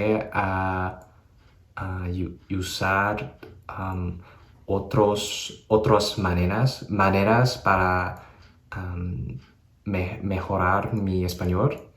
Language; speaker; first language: Spanish; non-native, learner; English